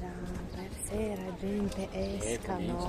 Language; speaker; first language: Italian; non-native, learner; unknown